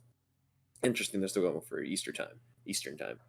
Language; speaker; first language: English; native; English